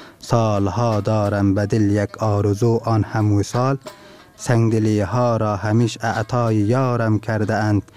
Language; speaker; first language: Persian; non-native, local second language; Turkmen